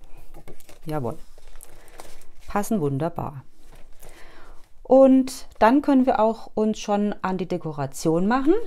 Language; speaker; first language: German; native; German